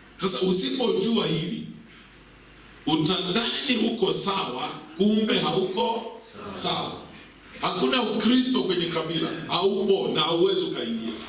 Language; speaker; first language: Swahili; native; Swahili